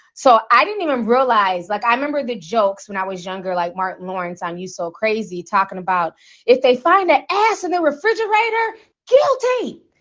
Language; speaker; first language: English; native; English